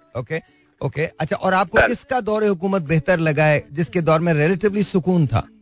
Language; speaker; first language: Urdu; native; Urdu